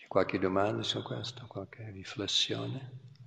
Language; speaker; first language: Italian; non-native, fluent; English